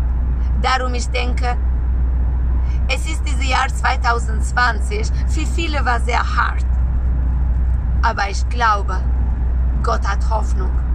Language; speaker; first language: German; non-native, learner; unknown